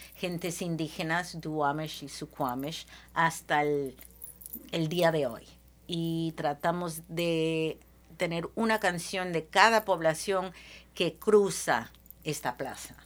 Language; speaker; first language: Spanish; early bilingual, heritage; Spanish